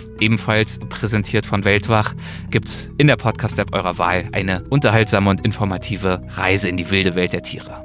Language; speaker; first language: German; native; German